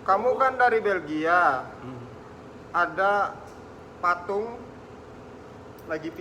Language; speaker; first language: Indonesian; native; Indonesian